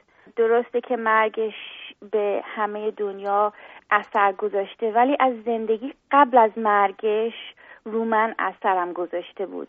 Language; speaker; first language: Persian; early bilingual, heritage; English